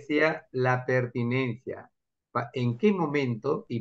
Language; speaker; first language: Spanish; native; Spanish